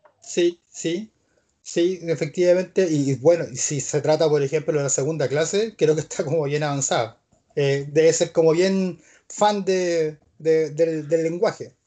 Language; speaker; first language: Spanish; native; Spanish